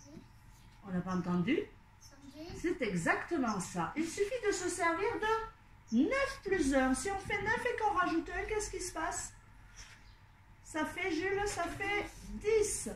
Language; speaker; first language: French; native; French